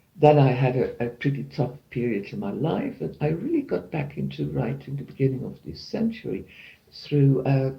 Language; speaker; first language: English; non-native, fluent; Dutch